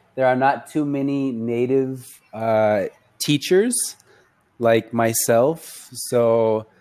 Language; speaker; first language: English; native; English